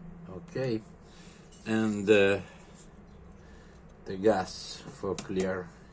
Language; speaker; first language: English; non-native, learner; Italian